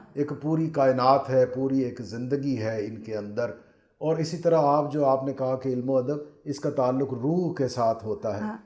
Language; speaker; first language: Urdu; non-native, local second language; Punjabi